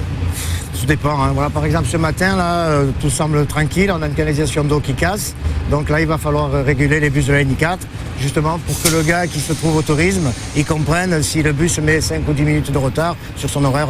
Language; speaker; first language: French; native; French